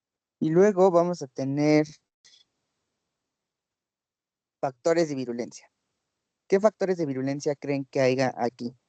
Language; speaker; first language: Spanish; native; Spanish